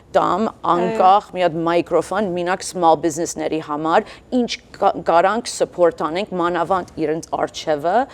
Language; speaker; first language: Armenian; early bilingual, heritage; Armenian